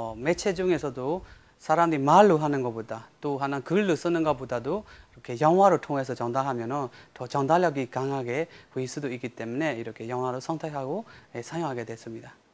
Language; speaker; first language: Korean; non-native, fluent; Burmese